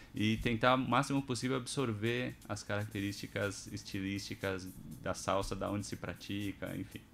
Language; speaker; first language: Portuguese; native; Portuguese